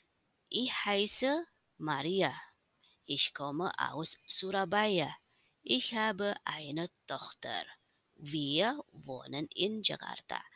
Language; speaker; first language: German; non-native, fluent; Indonesian